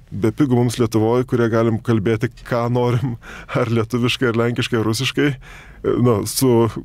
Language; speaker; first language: Lithuanian; native; Lithuanian